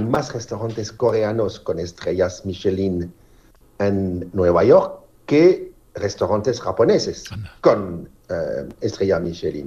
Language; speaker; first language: Spanish; non-native, learner; French